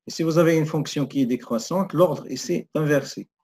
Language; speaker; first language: French; non-native, local second language; Arabic